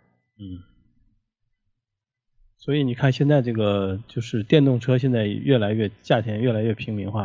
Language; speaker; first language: Chinese; native; Chinese